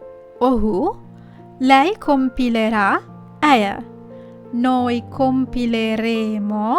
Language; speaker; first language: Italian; non-native, fluent; Sinhala